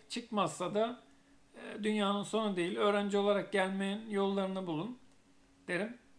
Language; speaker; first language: Turkish; native; Turkish